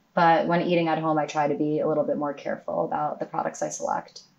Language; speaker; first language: English; native; English